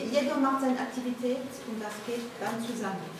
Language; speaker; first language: German; non-native, learner; French